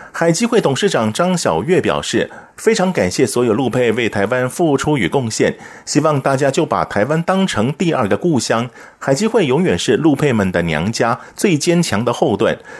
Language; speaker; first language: Chinese; native; Chinese